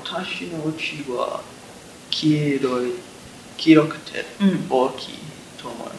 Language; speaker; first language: Japanese; non-native, learner; English